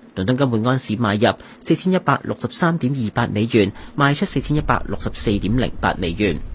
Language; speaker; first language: Chinese; non-native, local second language; Cantonese